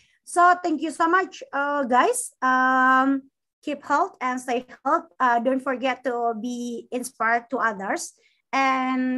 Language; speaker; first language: English; non-native, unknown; Indonesian